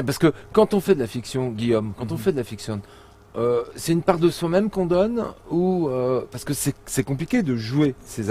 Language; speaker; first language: French; native; French